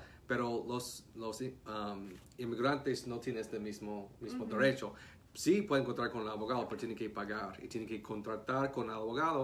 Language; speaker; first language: Spanish; non-native, fluent; English